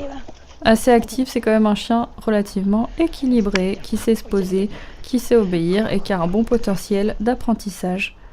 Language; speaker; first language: French; native; French